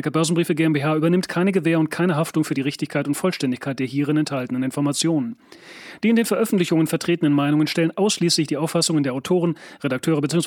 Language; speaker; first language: German; native; German